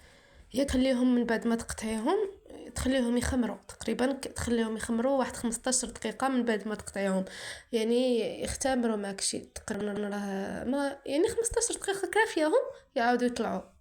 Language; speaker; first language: Arabic; native; Arabic